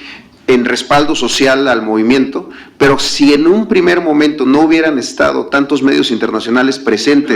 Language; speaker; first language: Spanish; native; Spanish